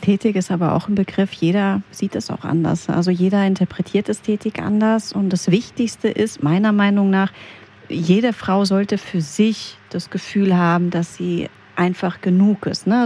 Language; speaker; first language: German; native; German